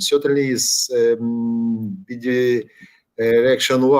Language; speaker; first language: English; non-native, learner; Ukrainian